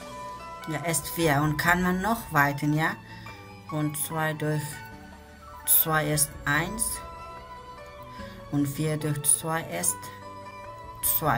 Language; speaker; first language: German; non-native, learner; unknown